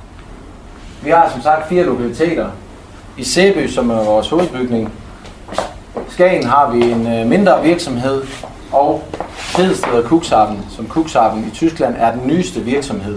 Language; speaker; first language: Danish; native; Danish